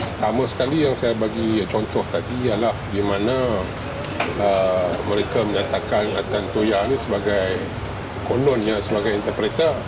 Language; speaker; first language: Malay; native; Malay